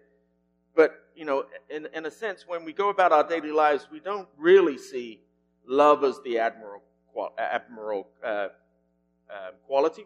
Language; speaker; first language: English; native; English